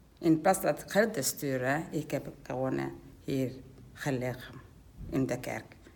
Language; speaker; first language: Dutch; non-native, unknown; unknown